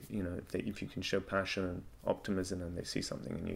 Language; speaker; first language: English; native; English